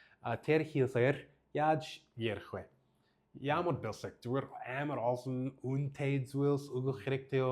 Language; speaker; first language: Mongolian; early bilingual, heritage; English